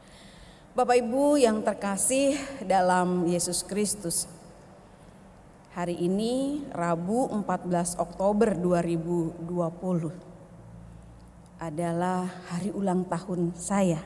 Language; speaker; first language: Indonesian; native; Indonesian